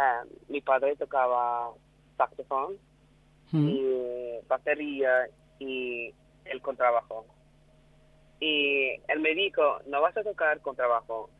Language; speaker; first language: Spanish; non-native, learner; English